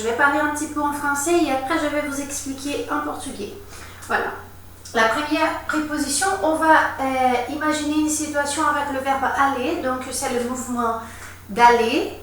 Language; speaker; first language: French; non-native, fluent; Portuguese